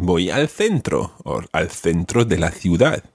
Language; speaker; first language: Spanish; non-native, fluent; English